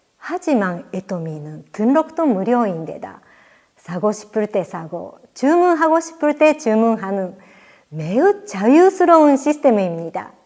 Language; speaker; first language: Korean; non-native, fluent; Japanese